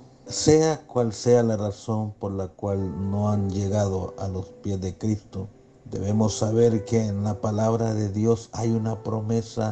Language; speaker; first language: Spanish; native; Spanish